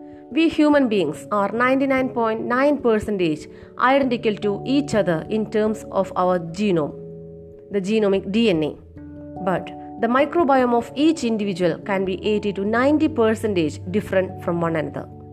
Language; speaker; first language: English; non-native, local second language; Malayalam